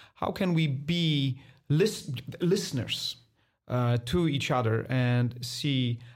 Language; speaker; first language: English; non-native, fluent; Polish